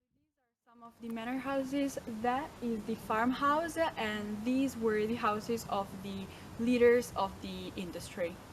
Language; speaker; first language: English; non-native, learner; Italian